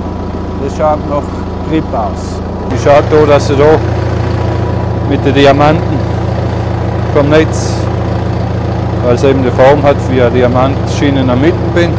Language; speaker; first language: German; native; German